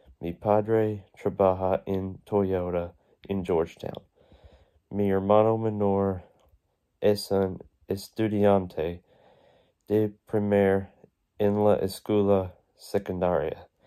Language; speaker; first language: Spanish; non-native, learner; English